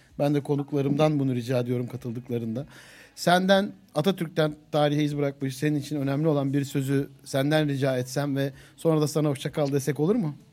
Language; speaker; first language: Turkish; native; Turkish